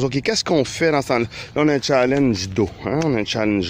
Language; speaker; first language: French; native; French